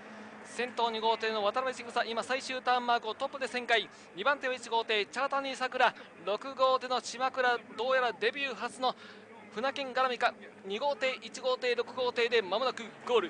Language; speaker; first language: Japanese; native; Japanese